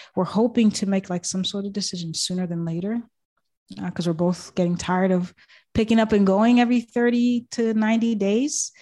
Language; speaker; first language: English; native; English